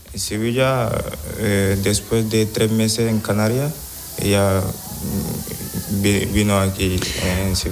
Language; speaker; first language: Spanish; non-native, learner; Wolof